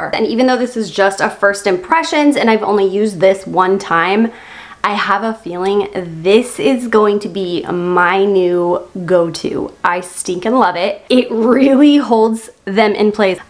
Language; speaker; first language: English; native; English